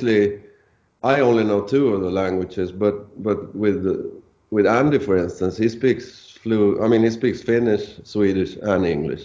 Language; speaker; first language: English; non-native, fluent; Swedish